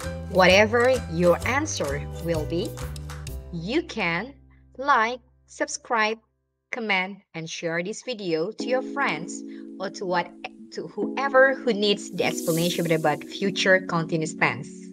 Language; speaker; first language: English; non-native, fluent; Indonesian